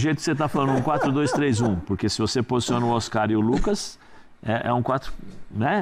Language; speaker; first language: Portuguese; native; Portuguese